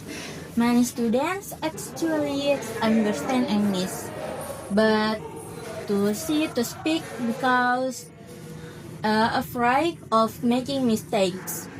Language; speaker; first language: English; non-native, learner; Indonesian